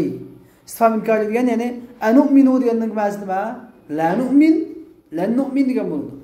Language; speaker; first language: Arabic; non-native, fluent; Uyghur